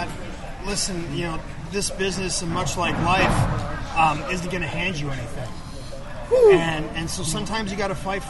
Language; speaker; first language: English; native; English